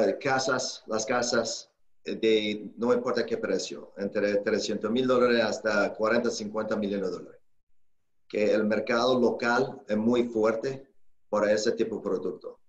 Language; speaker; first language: Spanish; non-native, learner; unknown